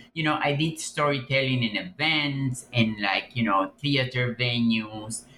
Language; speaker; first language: English; non-native, fluent; Spanish